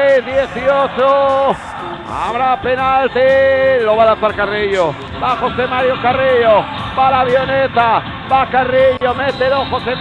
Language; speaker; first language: Spanish; native; Spanish